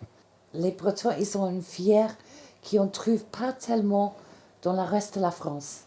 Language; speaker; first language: French; non-native, fluent; English